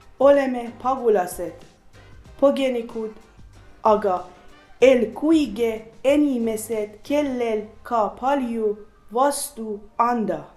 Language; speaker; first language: Estonian; non-native, learner; Persian